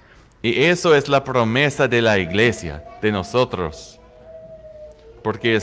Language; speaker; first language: Spanish; non-native, fluent; English